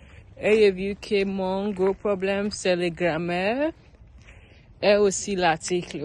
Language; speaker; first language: French; non-native, learner; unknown